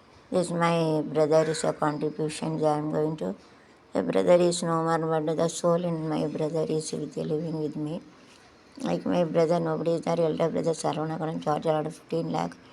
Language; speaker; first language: English; non-native, local second language; Tamil